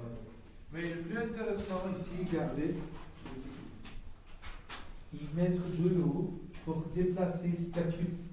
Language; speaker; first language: French; non-native, fluent; Arabic